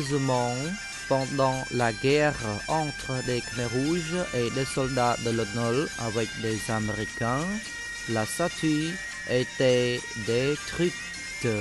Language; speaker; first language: French; non-native, fluent; Khmer